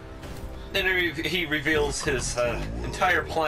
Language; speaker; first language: English; native; English